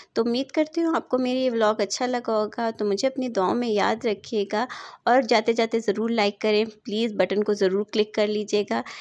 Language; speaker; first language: Urdu; native; Urdu